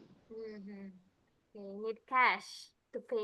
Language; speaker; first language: English; non-native, fluent; Indonesian